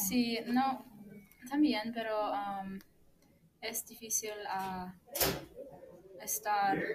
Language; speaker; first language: Spanish; non-native, learner; English